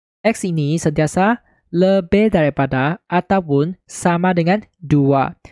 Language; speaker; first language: Malay; non-native, local second language; Chinese